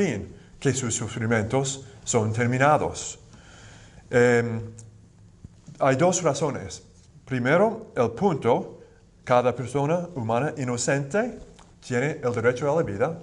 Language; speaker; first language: Spanish; non-native, fluent; English